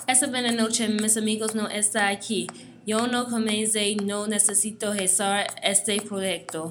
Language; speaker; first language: Spanish; non-native, learner; English